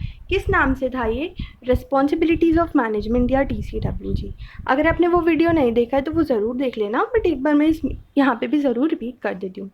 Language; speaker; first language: Hindi; native; Hindi